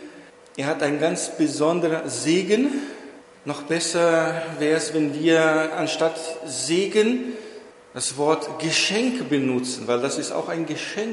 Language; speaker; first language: German; non-native, fluent; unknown